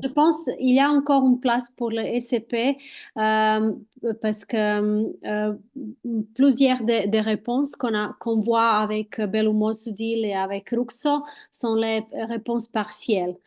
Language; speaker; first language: French; non-native, fluent; Croatian